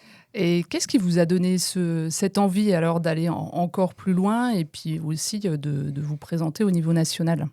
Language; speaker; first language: French; native; French